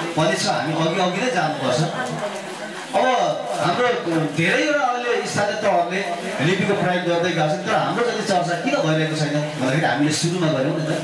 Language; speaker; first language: Nepali; non-native, local second language; Limbu